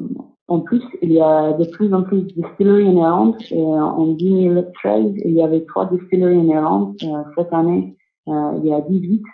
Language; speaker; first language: French; non-native, fluent; English